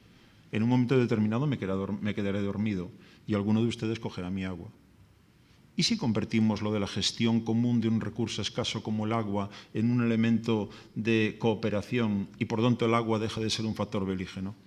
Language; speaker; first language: Spanish; native; Spanish